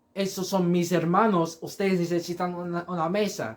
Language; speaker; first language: Spanish; non-native, fluent; English